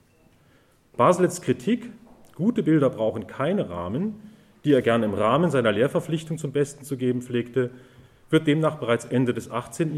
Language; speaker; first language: German; native; German